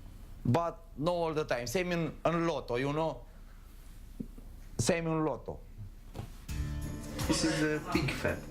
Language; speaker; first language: English; non-native, learner; Romanian